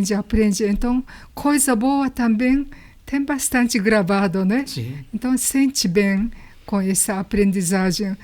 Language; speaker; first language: Portuguese; non-native, learner; Japanese